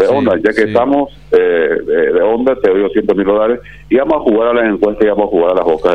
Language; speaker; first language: Spanish; native; Spanish